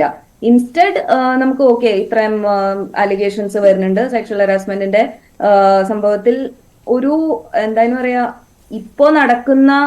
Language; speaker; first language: Malayalam; native; Malayalam